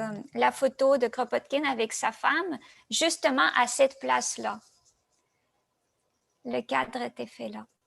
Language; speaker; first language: French; non-native, fluent; Russian